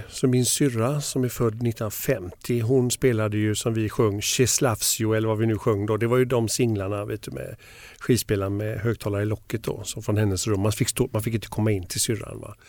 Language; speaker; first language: Swedish; native; Swedish